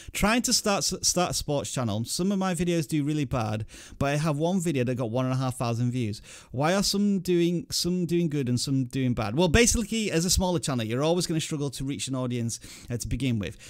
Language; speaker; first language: English; native; English